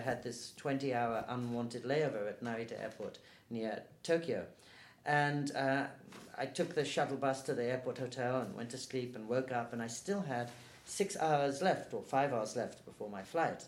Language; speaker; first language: English; native; English